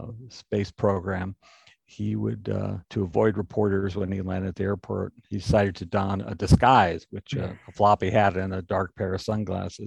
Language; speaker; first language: English; native; English